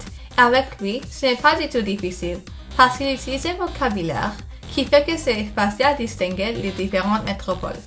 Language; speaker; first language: French; early bilingual, other home language; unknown